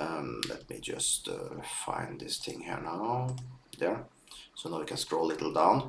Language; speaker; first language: English; non-native, fluent; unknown